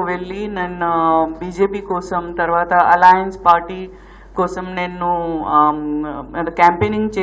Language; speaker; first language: Telugu; non-native, learner; Gujarati